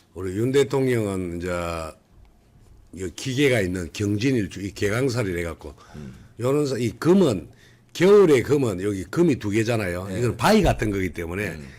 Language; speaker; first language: Korean; native; Korean